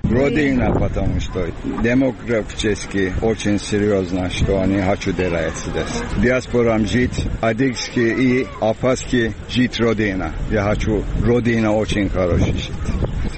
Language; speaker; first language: Russian; non-native, learner; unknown